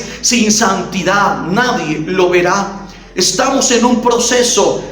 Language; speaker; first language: Spanish; native; Spanish